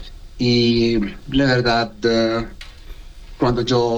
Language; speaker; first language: Spanish; non-native, learner; Arabic